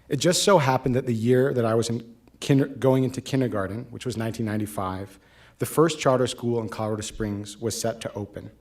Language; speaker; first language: English; native; English